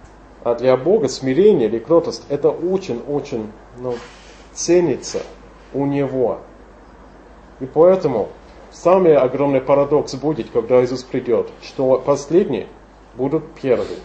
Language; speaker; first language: Russian; non-native, fluent; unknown